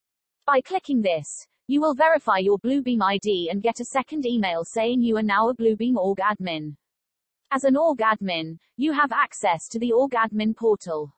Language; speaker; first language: English; native; English